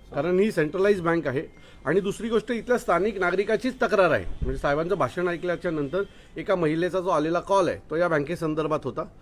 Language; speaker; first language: Marathi; native; Marathi